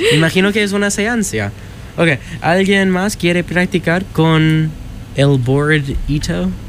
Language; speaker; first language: Spanish; non-native, learner; English